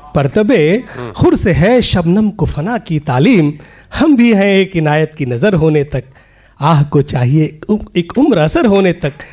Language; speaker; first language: Hindi; native; Hindi